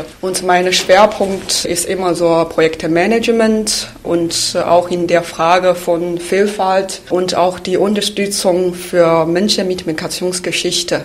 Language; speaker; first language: German; non-native, fluent; Chinese